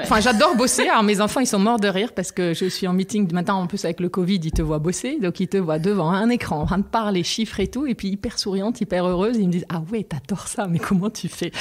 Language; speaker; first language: French; non-native, local second language; Arabic